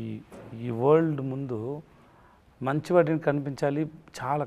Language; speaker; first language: Telugu; non-native, learner; Tamil